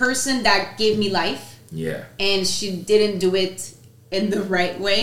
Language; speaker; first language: English; non-native, fluent; French